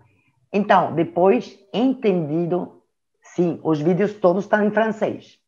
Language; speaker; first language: Portuguese; non-native, learner; French